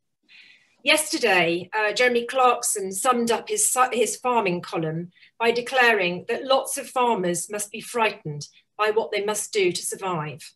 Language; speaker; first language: English; native; English